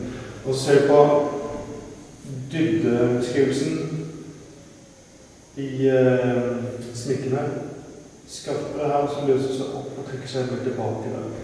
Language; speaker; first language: Norwegian; native; Norwegian